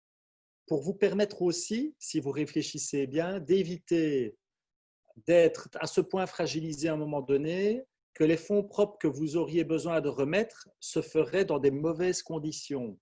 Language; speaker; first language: French; native; French